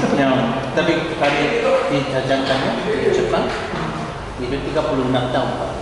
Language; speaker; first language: Indonesian; non-native, learner; Korean